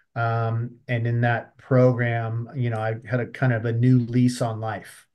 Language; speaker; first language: English; native; English